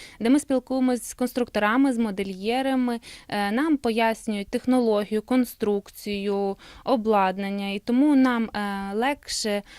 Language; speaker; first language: Ukrainian; native; Ukrainian